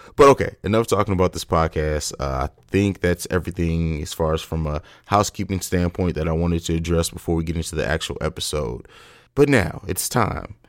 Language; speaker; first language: English; native; English